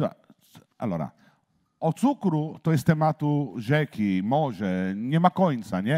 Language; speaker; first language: Polish; non-native, learner; Italian